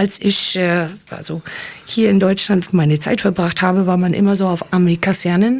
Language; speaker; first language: German; non-native, fluent; English